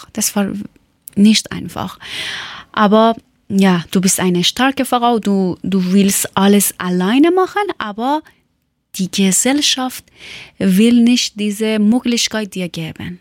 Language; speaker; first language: German; non-native, learner; Persian